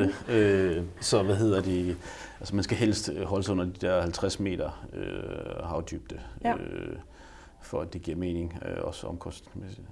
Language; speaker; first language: Danish; native; Danish